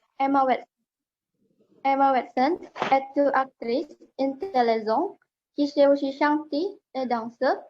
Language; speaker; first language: French; non-native, learner; Indonesian